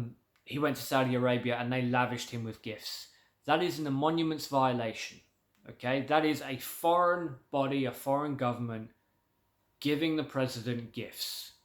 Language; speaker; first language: English; native; English